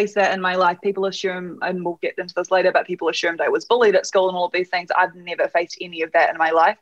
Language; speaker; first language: English; native; English